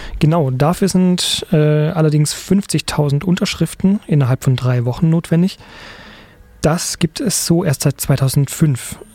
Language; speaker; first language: German; native; German